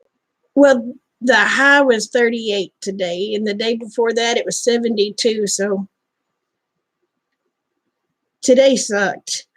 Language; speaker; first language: English; native; English